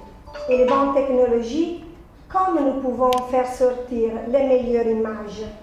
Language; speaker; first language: French; non-native, fluent; Italian